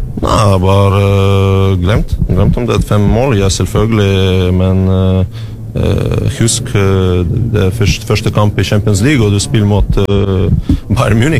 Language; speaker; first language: Norwegian; non-native, learner; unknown